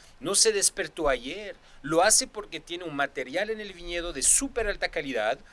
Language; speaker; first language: Spanish; non-native, fluent; French